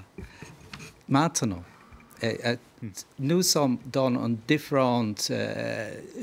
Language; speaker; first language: French; non-native, learner; English